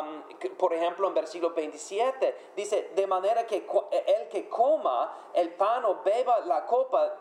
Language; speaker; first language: Spanish; non-native, fluent; English